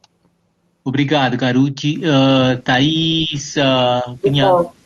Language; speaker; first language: Portuguese; non-native, fluent; Spanish